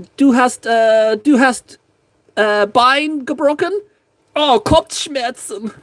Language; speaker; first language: German; non-native, learner; English